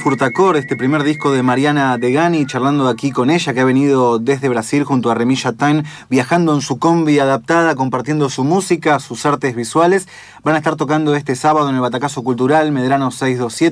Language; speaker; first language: Spanish; native; Spanish